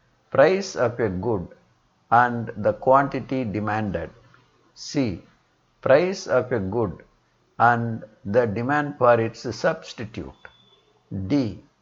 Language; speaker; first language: English; non-native, local second language; Tamil